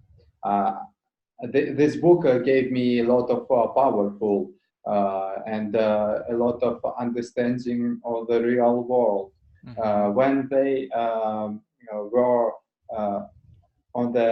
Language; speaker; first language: English; non-native, learner; Russian